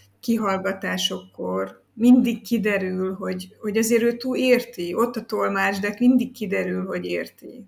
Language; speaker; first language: Hungarian; native; Hungarian